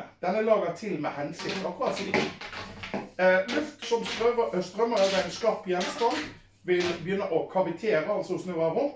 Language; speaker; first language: Norwegian; native; Norwegian